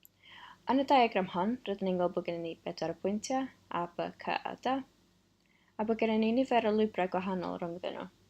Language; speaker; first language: Welsh; non-native, local second language; English